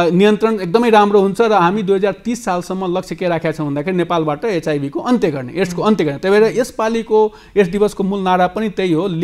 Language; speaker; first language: Nepali; non-native, local second language; Maithili